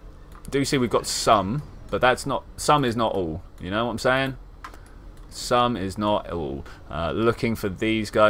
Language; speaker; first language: English; native; English